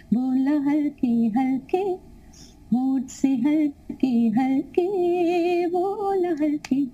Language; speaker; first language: Hindi; non-native, local second language; Tamil